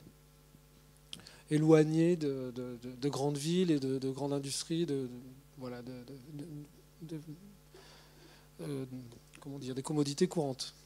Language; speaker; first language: French; native; French